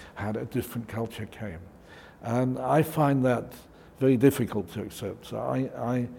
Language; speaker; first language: English; native; English